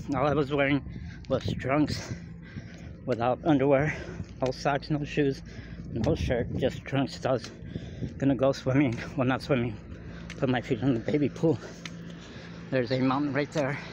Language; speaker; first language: English; native; English